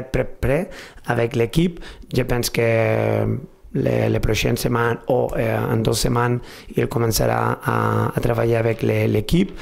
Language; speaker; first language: French; non-native, fluent; Spanish